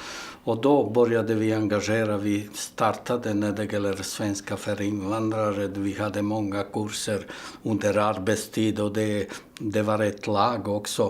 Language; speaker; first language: Swedish; non-native, fluent; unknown